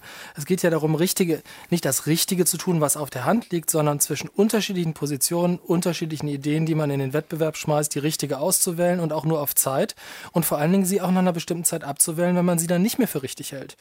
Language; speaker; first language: German; native; German